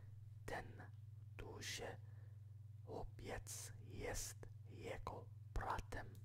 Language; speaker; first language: Polish; non-native, learner; English